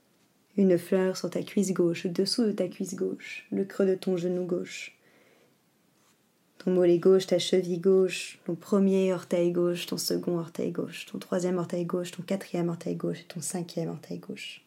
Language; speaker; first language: French; native; French